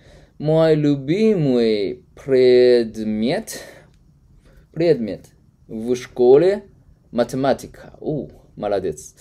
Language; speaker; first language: Russian; non-native, learner; Chinese